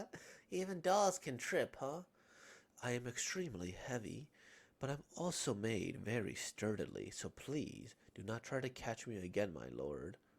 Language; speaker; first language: English; native; English